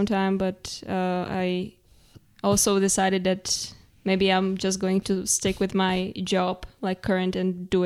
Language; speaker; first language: English; non-native, fluent; Czech